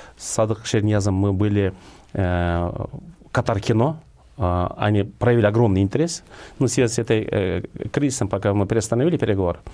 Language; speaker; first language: Russian; non-native, local second language; Kyrgyz